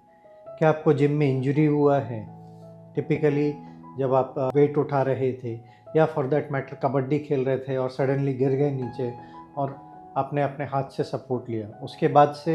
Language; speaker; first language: Hindi; native; Hindi